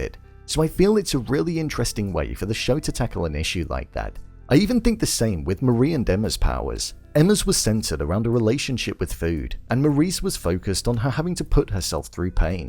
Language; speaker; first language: English; native; English